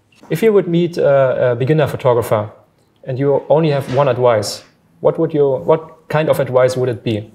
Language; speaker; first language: English; non-native, fluent; German